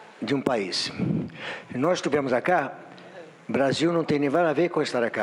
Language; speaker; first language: Portuguese; non-native, learner; Spanish